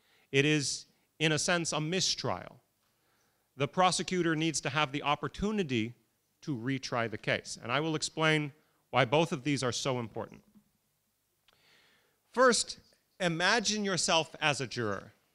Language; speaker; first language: English; native; English